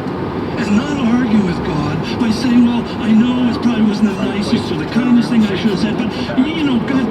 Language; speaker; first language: English; native; English